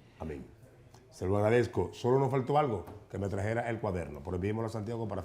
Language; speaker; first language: Spanish; native; Spanish